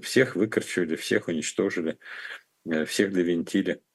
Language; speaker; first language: Russian; native; Russian